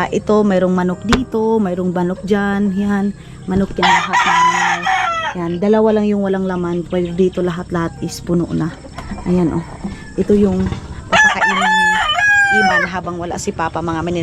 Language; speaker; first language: Filipino; non-native, local second language; Cebuano